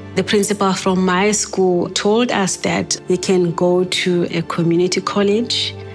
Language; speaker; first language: English; non-native, local second language; Zulu